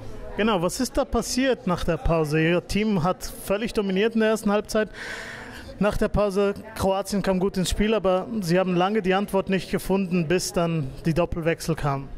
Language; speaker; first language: German; native; German